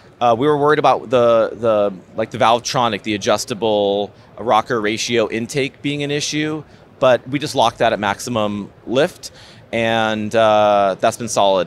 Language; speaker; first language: English; native; English